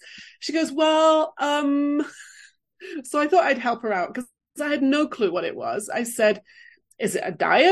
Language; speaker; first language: English; native; English